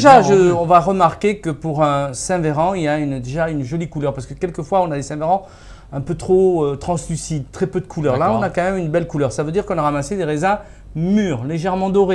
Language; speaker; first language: French; native; French